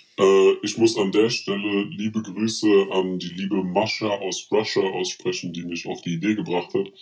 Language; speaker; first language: German; early bilingual, other home language; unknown